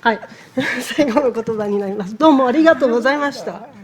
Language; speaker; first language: Japanese; non-native, fluent; French